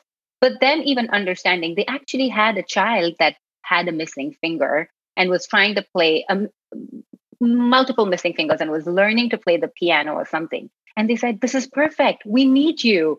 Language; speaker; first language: English; non-native, local second language; Gujarati